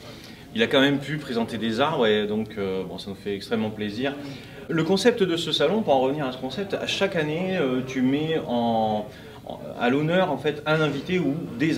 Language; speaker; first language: French; native; French